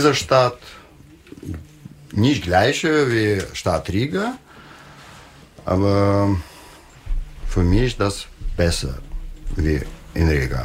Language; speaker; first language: German; non-native, learner; Russian